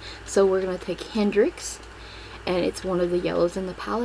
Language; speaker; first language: English; native; English